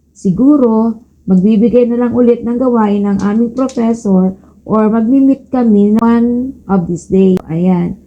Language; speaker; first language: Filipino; native; Filipino